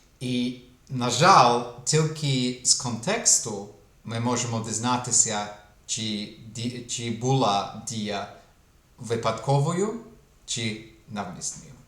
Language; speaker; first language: Ukrainian; non-native, fluent; English